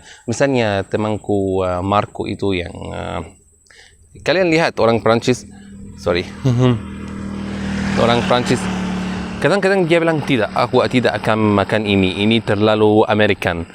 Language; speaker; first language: Indonesian; non-native, fluent; Arabic